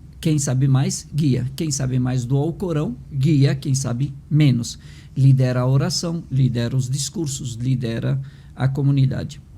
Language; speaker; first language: Portuguese; early bilingual, other home language; Arabic